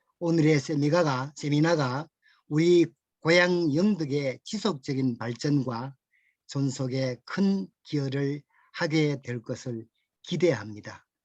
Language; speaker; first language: Korean; native; Korean